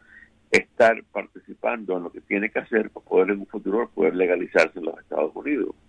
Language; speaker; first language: Spanish; native; Spanish